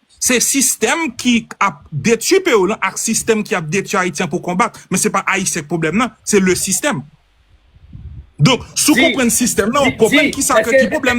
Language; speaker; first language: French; non-native, local second language; Haitian Creole